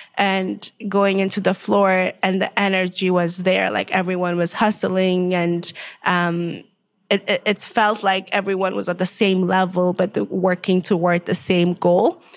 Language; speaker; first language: English; non-native, fluent; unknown